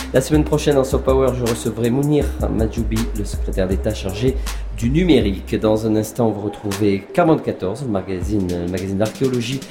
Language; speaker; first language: French; native; French